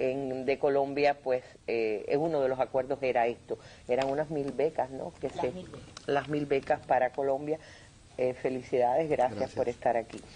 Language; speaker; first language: Spanish; native; Spanish